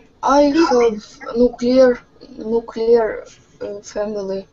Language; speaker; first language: English; non-native, learner; Russian